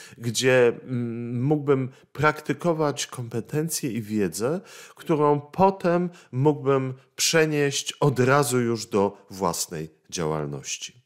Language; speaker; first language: Polish; native; Polish